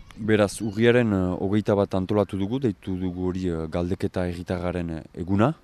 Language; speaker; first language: Basque; native; Basque